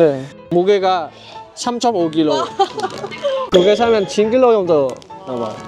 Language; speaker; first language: Korean; non-native, learner; Vietnamese